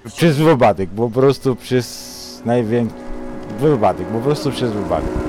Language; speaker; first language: Polish; non-native, learner; Arabic